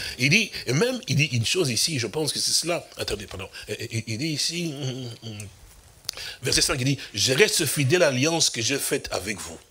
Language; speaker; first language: French; non-native, local second language; Lingala